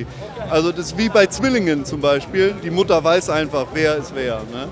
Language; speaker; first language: German; native; German